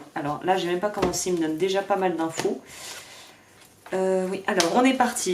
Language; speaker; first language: French; native; French